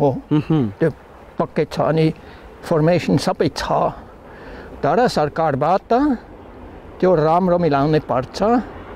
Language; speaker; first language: Nepali; non-native, learner; German